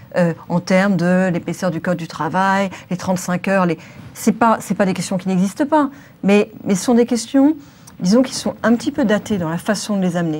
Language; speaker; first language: French; native; French